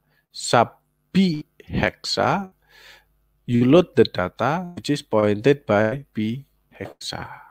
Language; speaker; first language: English; non-native, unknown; Indonesian